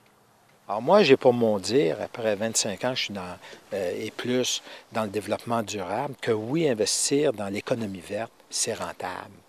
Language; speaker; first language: French; native; French